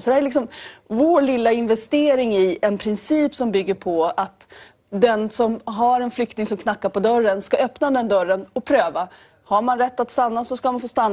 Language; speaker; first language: Swedish; native; Swedish